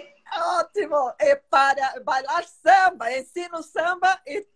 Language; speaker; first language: Spanish; non-native, fluent; Portuguese